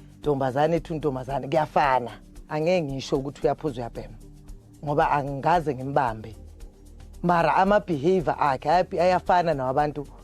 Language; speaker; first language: Zulu; native; Zulu